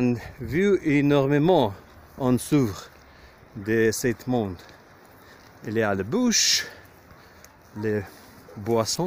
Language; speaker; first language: French; non-native, learner; Ukrainian